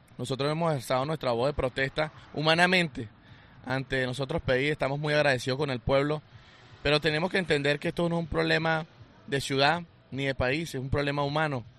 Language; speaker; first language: Spanish; native; Spanish